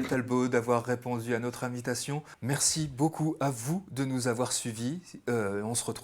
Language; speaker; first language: French; native; French